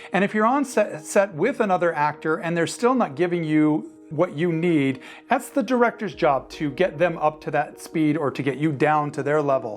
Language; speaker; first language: English; native; English